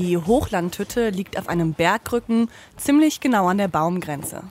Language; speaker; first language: German; native; German